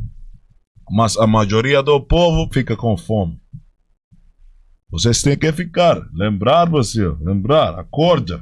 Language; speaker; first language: Portuguese; non-native, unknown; Spanish